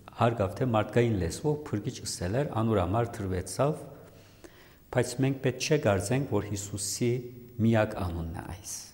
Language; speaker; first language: Armenian; native; Armenian